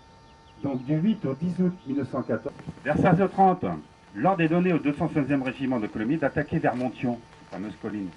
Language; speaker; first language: French; native; French